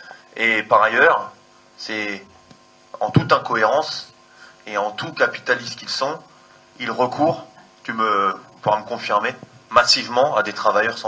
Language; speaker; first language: French; native; French